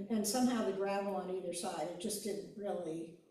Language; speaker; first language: English; native; English